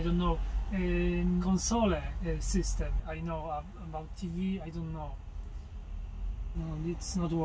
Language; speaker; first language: English; non-native, learner; Polish